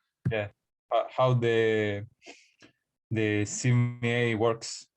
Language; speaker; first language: English; non-native, learner; Spanish